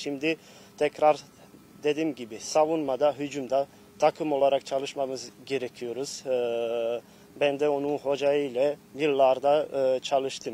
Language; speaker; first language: Turkish; non-native, fluent; Bosnian